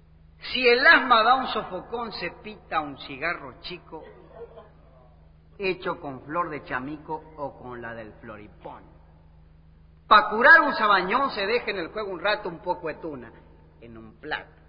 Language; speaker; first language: Spanish; native; Spanish